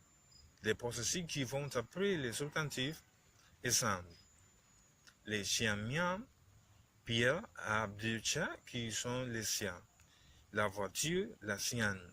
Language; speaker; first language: French; non-native, learner; Spanish